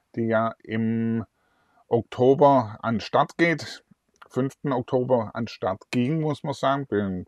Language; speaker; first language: German; native; German